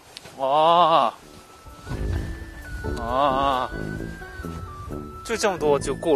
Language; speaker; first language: Chinese; non-native, fluent; Japanese